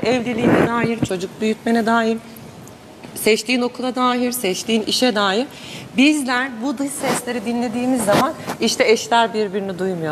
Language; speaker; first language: Turkish; native; Turkish